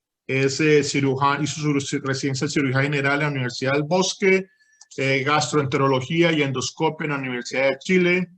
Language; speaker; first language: Spanish; native; Spanish